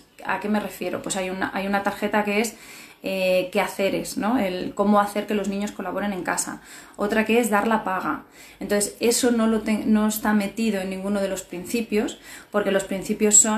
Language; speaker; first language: Spanish; native; Spanish